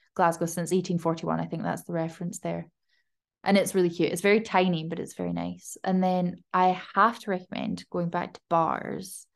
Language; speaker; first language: English; native; English